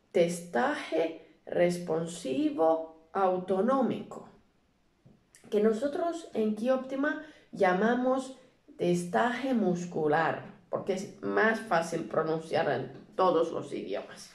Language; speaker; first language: Spanish; non-native, learner; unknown